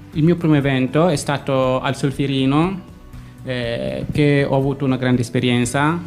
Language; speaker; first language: Italian; non-native, fluent; Fula